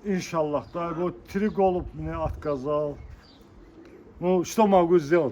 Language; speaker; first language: Russian; non-native, local second language; Azerbaijani